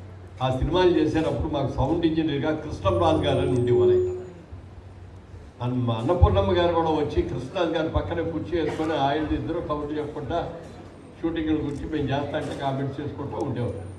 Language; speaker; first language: Telugu; native; Telugu